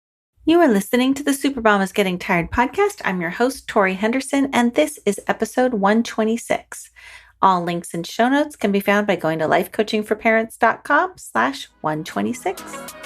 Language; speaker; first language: English; native; English